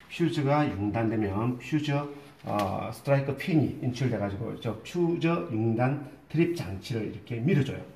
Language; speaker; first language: Korean; native; Korean